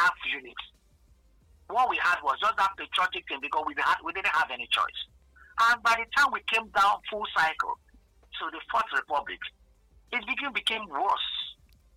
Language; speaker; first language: English; non-native, local second language; Igbo